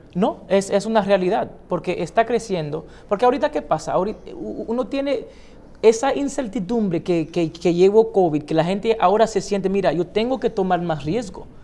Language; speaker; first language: Spanish; non-native, fluent; Haitian Creole